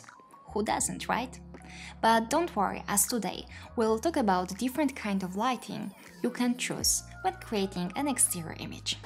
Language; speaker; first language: English; non-native, fluent; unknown